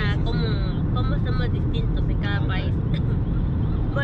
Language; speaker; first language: Spanish; native; Spanish